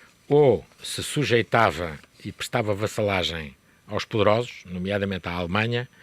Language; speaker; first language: Portuguese; native; Portuguese